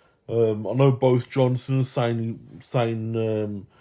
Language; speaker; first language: English; native; English